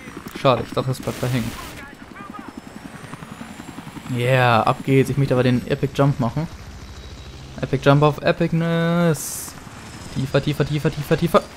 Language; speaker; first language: German; native; German